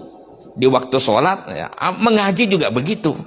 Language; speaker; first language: Indonesian; native; Indonesian